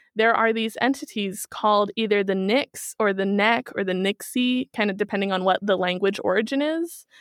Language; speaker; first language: English; native; English